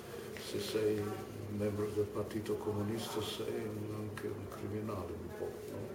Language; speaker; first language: Italian; non-native, fluent; German